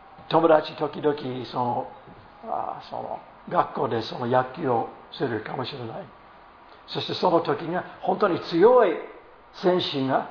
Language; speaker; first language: Japanese; non-native, fluent; English